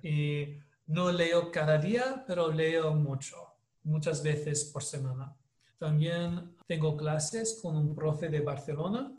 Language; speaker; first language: Spanish; non-native, learner; English